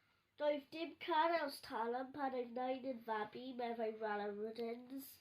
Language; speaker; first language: Welsh; non-native, local second language; English